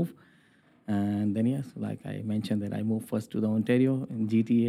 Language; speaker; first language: English; non-native, local second language; Urdu